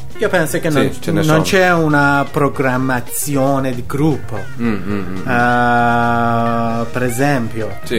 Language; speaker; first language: Italian; non-native, learner; Persian